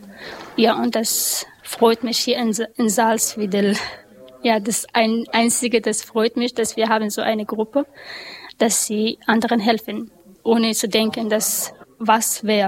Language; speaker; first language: German; non-native, learner; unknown